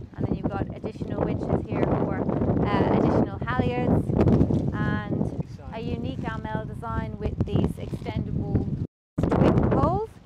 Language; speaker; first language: English; native; English